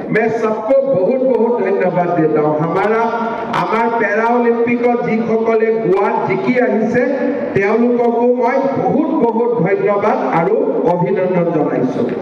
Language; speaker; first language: Hindi; non-native, local second language; Assamese